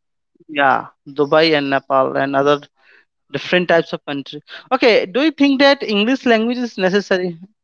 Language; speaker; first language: English; non-native, local second language; Hindi